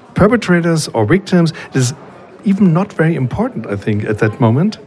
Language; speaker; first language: English; non-native, fluent; German